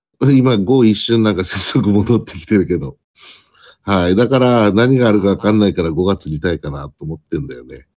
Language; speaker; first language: Japanese; native; Japanese